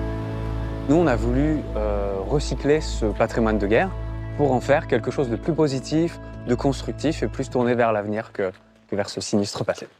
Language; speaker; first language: French; native; French